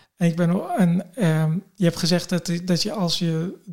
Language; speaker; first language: Dutch; non-native, fluent; Kurdish